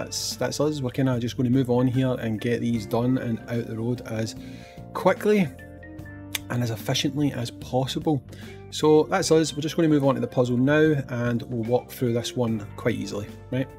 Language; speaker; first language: English; native; English